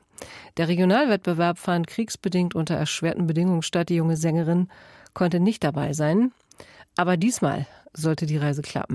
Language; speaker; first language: German; native; German